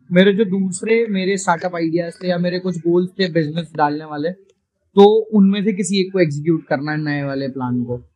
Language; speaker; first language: Hindi; native; Hindi